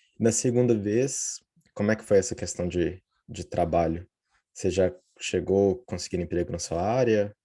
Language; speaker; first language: Portuguese; native; Portuguese